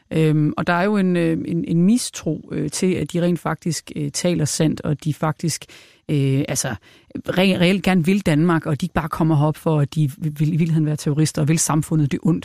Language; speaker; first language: Danish; native; Danish